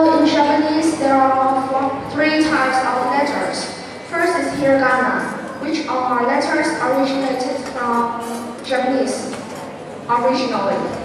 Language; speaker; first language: English; non-native, fluent; Vietnamese